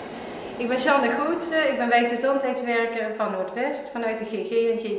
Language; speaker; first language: Dutch; native; Dutch